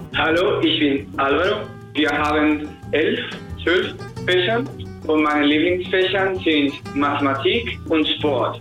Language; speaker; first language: German; non-native, fluent; Spanish